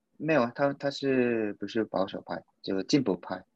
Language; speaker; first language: Chinese; non-native, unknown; Korean